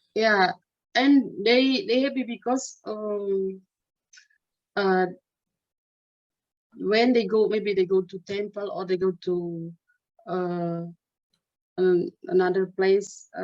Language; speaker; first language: English; non-native, learner; Indonesian